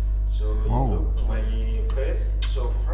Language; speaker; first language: English; non-native, learner; Indonesian